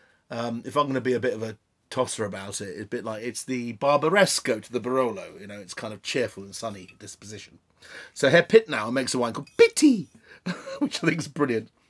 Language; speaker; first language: English; native; English